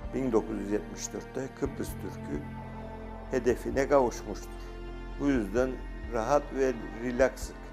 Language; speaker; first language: Turkish; native; Turkish